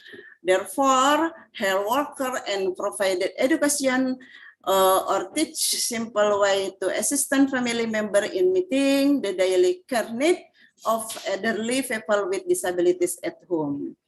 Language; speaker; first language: English; non-native, fluent; Indonesian